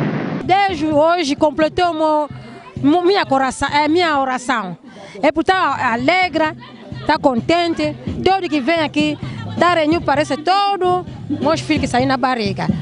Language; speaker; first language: Portuguese; non-native, local second language; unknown